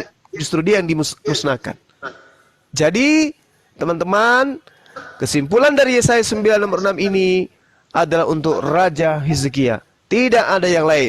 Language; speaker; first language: Indonesian; native; Indonesian